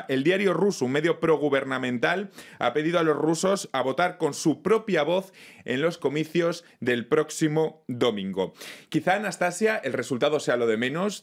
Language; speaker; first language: Spanish; native; Spanish